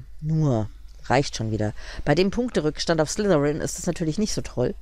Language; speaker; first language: German; native; German